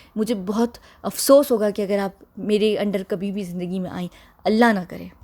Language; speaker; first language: Urdu; early bilingual, heritage; Hindi